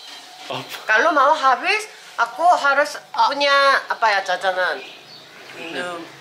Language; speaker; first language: Indonesian; non-native, fluent; Korean